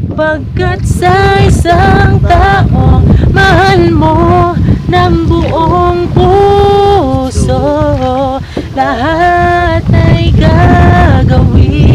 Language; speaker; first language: Filipino; non-native, local second language; Cebuano